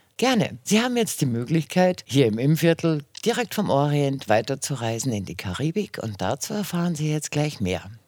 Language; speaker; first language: German; native; German